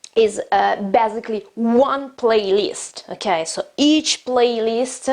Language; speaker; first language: English; non-native, fluent; Italian